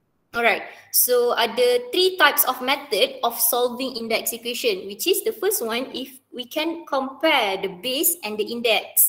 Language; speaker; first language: English; non-native, local second language; Malay